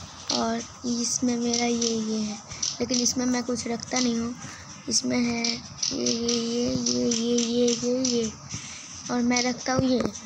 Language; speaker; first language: Hindi; non-native, local second language; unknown